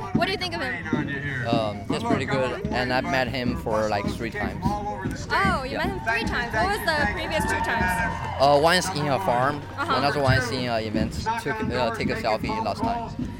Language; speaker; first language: English; non-native, fluent; Chinese